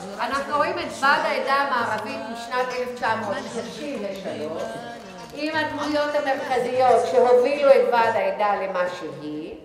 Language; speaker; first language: Hebrew; native; Hebrew